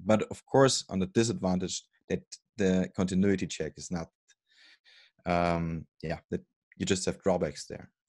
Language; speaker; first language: English; non-native, fluent; German